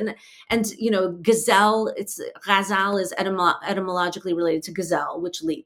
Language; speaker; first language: English; early bilingual, other home language; Persian